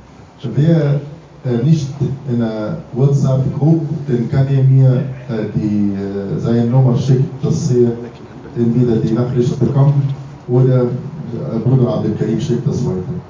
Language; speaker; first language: German; non-native, fluent; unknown